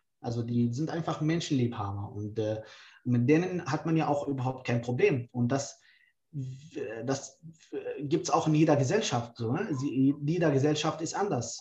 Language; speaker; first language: German; non-native, fluent; Kurdish